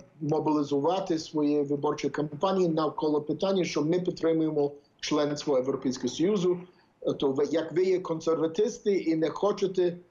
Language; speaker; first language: Ukrainian; early bilingual, heritage; English